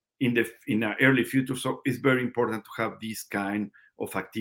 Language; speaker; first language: English; non-native, learner; Spanish